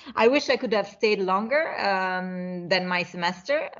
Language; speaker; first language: English; non-native, fluent; Italian